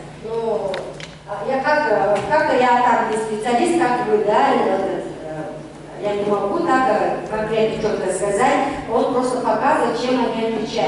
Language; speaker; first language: Russian; non-native, fluent; Mongolian